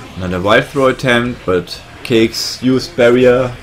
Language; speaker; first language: English; non-native, fluent; German